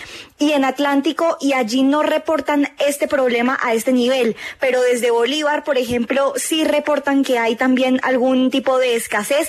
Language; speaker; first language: Spanish; native; Spanish